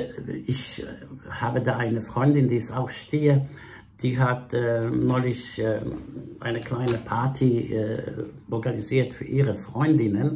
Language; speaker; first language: German; non-native, fluent; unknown